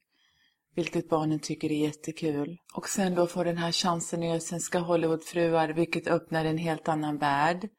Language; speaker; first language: Swedish; early bilingual, other home language; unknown